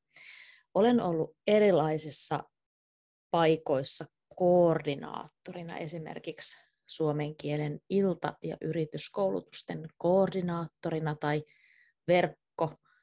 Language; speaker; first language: Finnish; native; Finnish